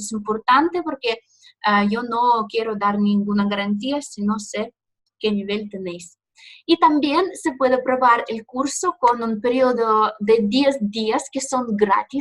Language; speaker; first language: Spanish; non-native, fluent; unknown